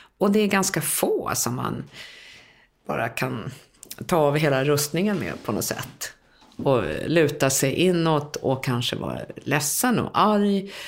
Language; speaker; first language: Swedish; native; Swedish